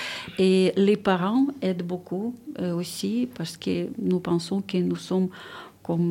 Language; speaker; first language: French; non-native, fluent; Ukrainian